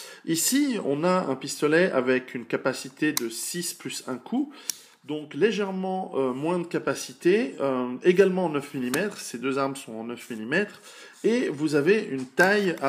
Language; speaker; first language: French; native; French